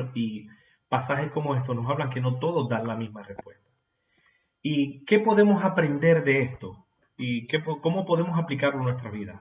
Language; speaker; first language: Spanish; native; Spanish